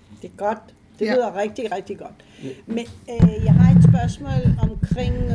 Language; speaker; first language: Danish; non-native, fluent; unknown